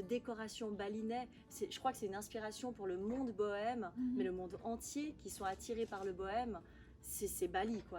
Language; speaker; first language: French; native; French